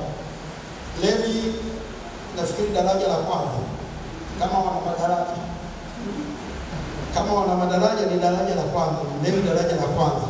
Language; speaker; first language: Swahili; native; Swahili